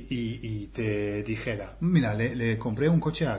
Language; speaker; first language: Spanish; non-native, fluent; English